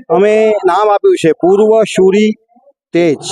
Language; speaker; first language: Gujarati; non-native, local second language; Kachhi